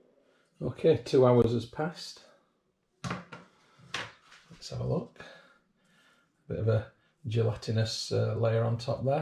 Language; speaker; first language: English; native; English